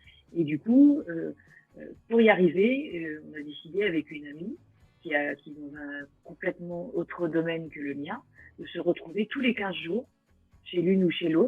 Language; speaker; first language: French; native; French